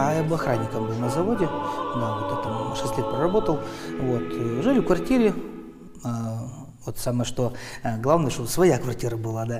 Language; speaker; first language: Russian; native; Russian